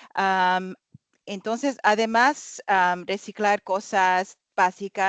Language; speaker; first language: Spanish; non-native, learner; English